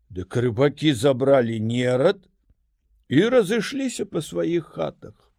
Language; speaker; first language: Belarusian; native; Belarusian